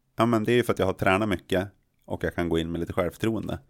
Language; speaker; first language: Swedish; native; Swedish